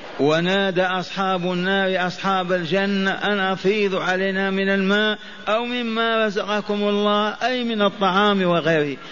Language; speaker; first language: Arabic; native; Arabic